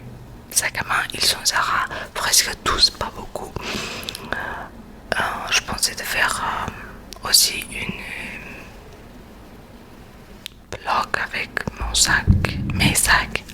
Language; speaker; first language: French; non-native, learner; Spanish